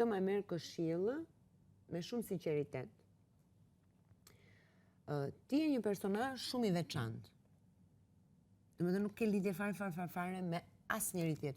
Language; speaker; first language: Albanian; native; Albanian